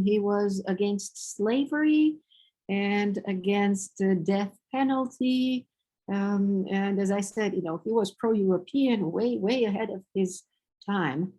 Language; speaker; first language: English; non-native, fluent; Romanian